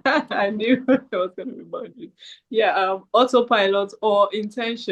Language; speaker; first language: English; native; English